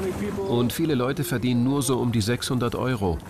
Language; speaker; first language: German; native; German